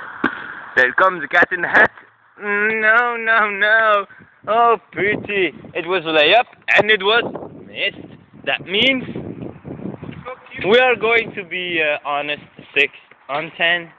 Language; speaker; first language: English; non-native, learner; Dutch